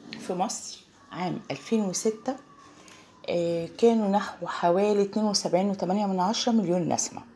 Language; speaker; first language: Arabic; native; Arabic